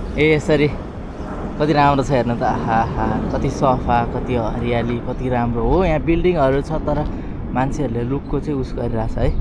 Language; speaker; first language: Nepali; native; Nepali